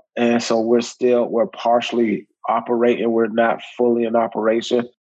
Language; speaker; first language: English; native; English